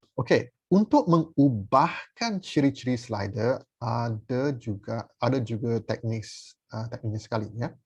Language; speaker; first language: Malay; non-native, fluent; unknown